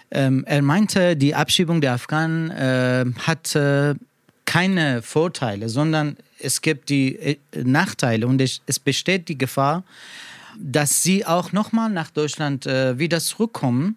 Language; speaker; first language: German; non-native, learner; Persian